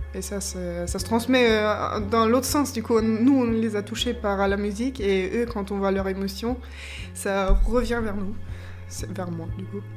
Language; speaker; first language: French; non-native, fluent; German